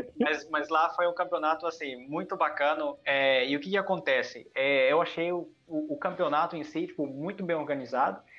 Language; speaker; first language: Portuguese; early bilingual, heritage; Portuguese